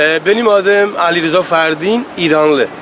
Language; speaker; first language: Turkish; non-native, learner; Persian